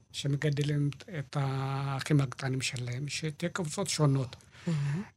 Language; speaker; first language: Hebrew; non-native, fluent; Amharic